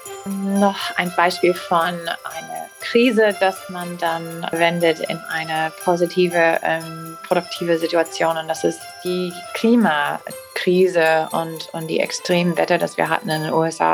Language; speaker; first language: German; non-native, fluent; English